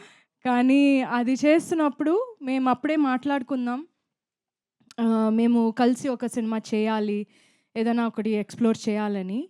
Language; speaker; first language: Telugu; non-native, fluent; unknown